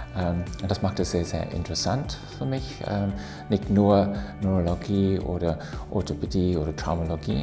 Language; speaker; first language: German; non-native, fluent; English